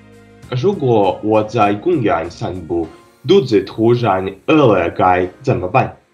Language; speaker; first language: Chinese; non-native, learner; Russian